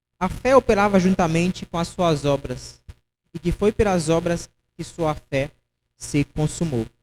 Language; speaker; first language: Portuguese; non-native, fluent; Haitian Creole